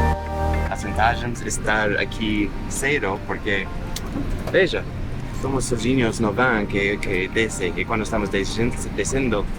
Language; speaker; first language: Portuguese; non-native, fluent; English